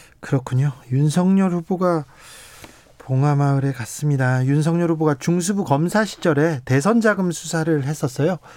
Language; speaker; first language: Korean; native; Korean